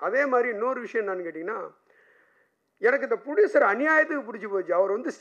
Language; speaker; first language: Tamil; native; Tamil